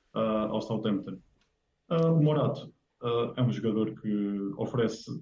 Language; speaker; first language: Portuguese; native; Portuguese